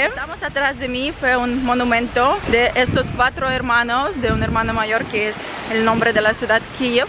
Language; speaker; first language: Spanish; non-native, fluent; Ukrainian